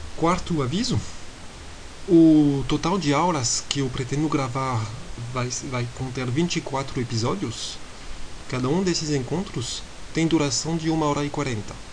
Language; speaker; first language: Portuguese; non-native, fluent; French